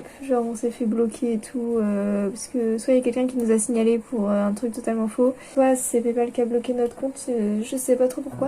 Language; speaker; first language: French; native; French